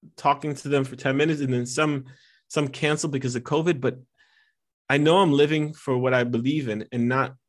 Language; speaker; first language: English; early bilingual, other home language; Italian